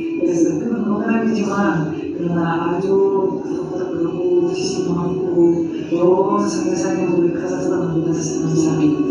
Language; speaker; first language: Korean; non-native, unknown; Russian